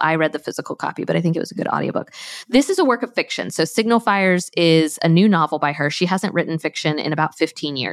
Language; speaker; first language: English; native; English